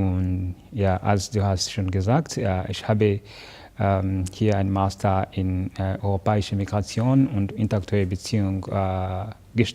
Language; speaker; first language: German; non-native, learner; Kinyarwanda